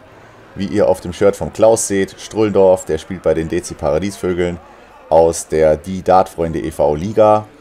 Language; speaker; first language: German; native; German